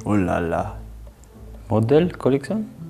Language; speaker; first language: German; non-native, learner; Danish